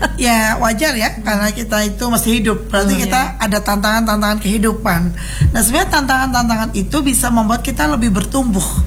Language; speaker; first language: Indonesian; native; Indonesian